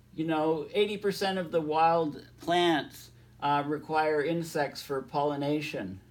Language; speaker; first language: English; native; English